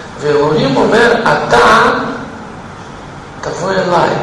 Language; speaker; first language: Hebrew; non-native, fluent; Russian